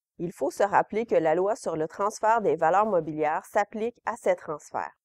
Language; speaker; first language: French; native; French